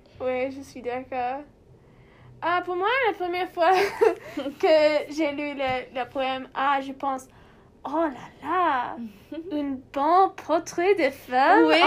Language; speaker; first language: French; non-native, learner; English